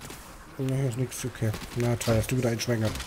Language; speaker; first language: German; native; German